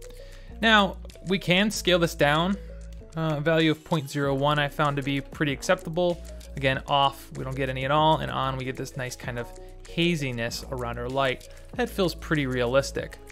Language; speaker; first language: English; native; English